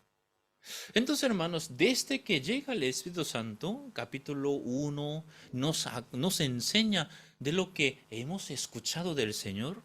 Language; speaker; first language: Spanish; non-native, fluent; Korean